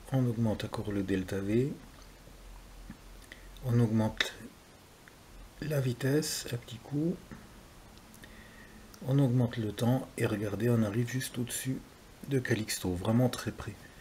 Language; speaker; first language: French; native; French